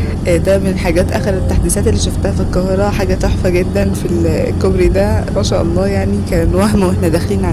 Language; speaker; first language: Arabic; native; Arabic